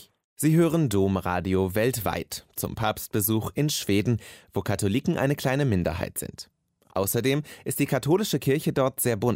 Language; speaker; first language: German; native; German